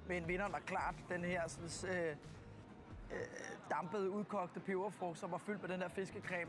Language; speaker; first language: Danish; native; Danish